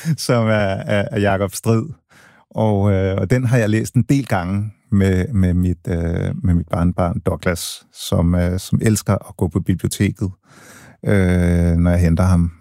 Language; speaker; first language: Danish; early bilingual, other home language; English